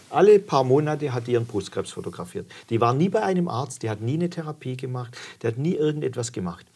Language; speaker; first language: German; native; German